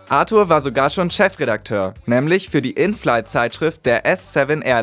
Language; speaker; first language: German; native; German